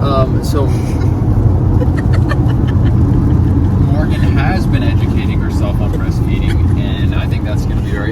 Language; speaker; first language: English; native; English